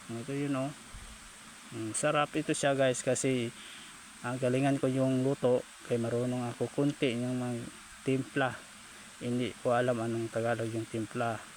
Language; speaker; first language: Filipino; non-native, local second language; Cebuano